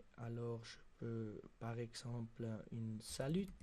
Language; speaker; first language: French; non-native, local second language; German